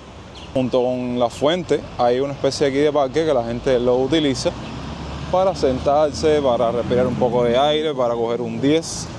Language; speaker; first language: Spanish; native; Spanish